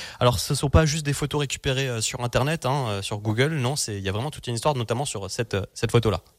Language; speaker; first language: French; native; French